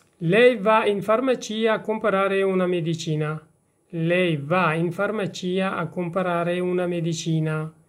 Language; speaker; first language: Italian; non-native, fluent; Persian